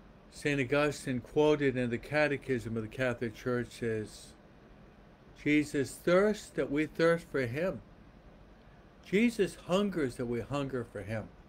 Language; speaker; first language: English; native; English